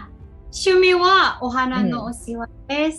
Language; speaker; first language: Japanese; non-native, local second language; Filipino